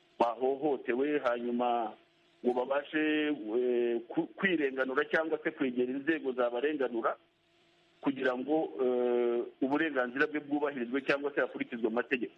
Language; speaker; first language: Kinyarwanda; native; Kinyarwanda